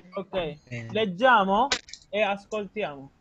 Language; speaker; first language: Italian; non-native, fluent; Spanish